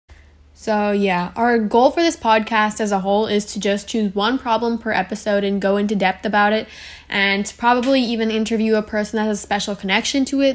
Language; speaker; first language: English; native; English